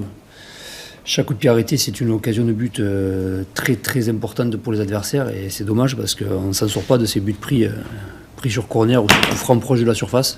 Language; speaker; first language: French; native; French